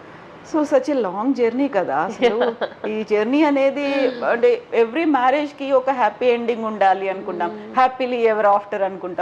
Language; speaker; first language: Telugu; native; Telugu